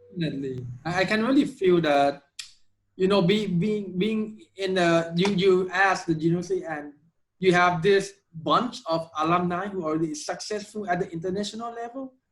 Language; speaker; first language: English; non-native, fluent; Thai